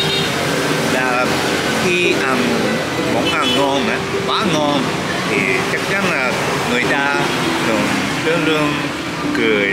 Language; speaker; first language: Vietnamese; non-native, learner; Japanese